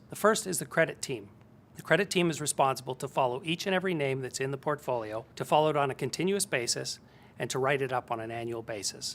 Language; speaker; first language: English; native; English